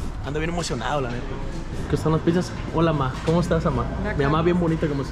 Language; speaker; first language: Spanish; native; Spanish